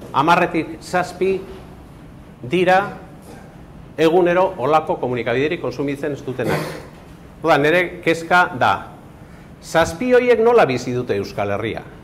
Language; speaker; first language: Basque; native; Basque